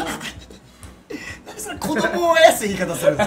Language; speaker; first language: Japanese; native; Japanese